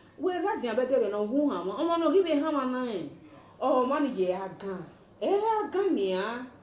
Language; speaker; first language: Nigerian Pidgin; native; Nigerian Pidgin